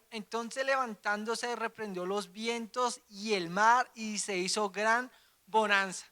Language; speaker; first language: Spanish; native; Spanish